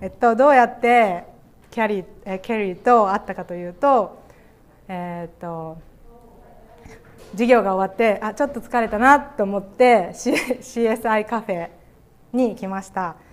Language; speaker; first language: Japanese; native; Japanese